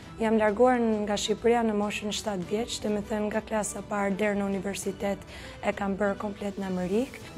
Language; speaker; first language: Albanian; early bilingual, heritage; Albanian